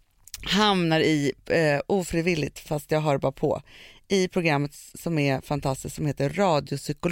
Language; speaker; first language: Swedish; native; Swedish